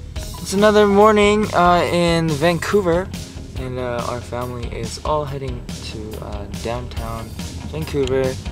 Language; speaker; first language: English; early bilingual, other home language; Korean